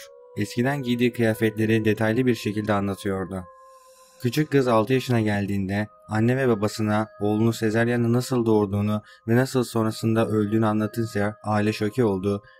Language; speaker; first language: Turkish; native; Turkish